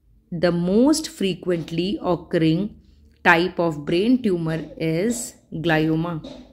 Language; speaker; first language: English; non-native, local second language; Hindi